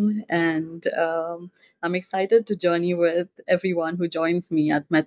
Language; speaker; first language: English; non-native, local second language; Hindi